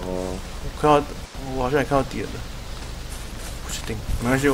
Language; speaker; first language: Chinese; native; Chinese